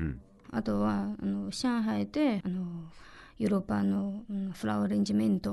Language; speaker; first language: Japanese; non-native, learner; Chinese